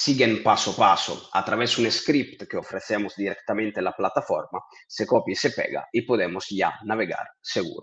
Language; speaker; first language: Spanish; non-native, fluent; Italian